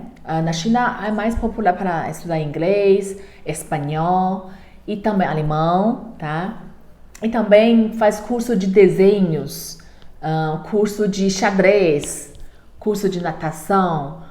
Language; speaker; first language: Portuguese; non-native, learner; Chinese